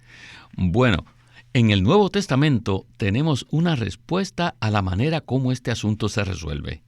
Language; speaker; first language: Spanish; native; Spanish